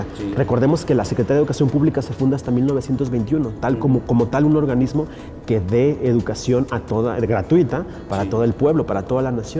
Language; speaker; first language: Spanish; native; Spanish